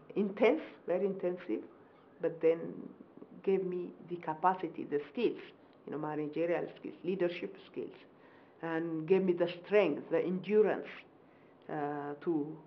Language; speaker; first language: English; non-native, fluent; Amharic